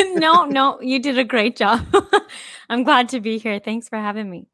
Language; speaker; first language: English; early bilingual, heritage; English